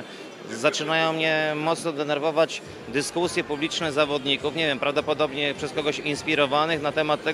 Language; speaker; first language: Polish; native; Polish